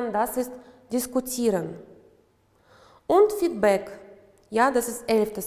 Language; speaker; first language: German; non-native, fluent; Uzbek